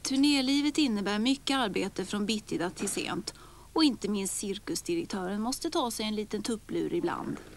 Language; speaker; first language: Swedish; native; Swedish